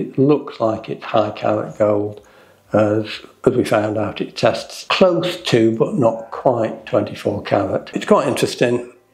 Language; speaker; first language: English; native; English